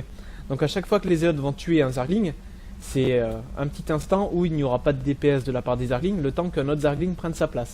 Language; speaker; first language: French; native; French